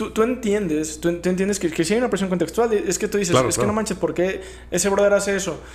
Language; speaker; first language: Spanish; native; Spanish